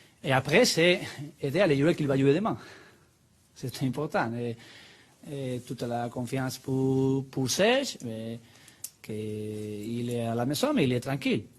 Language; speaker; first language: French; non-native, learner; Spanish